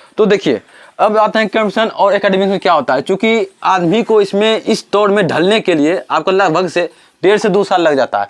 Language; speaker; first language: Hindi; native; Hindi